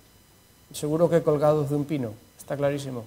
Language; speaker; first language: Spanish; native; Spanish